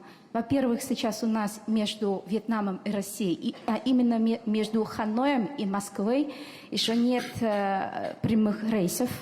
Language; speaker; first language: Russian; non-native, fluent; Vietnamese